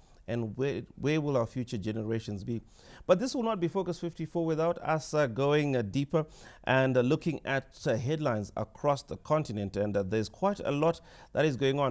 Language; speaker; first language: English; non-native, local second language; Shona